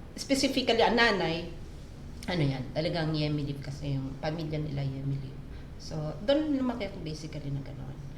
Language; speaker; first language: Filipino; native; Filipino